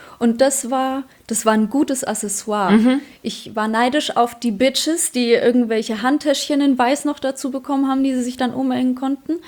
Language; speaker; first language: German; early bilingual, other home language; Polish